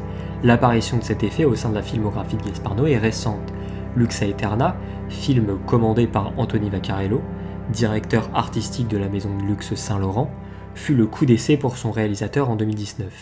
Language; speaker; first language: French; native; French